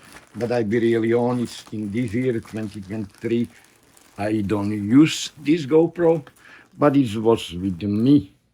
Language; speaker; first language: English; non-native, learner; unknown